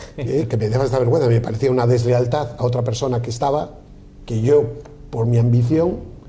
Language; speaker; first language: Spanish; native; Spanish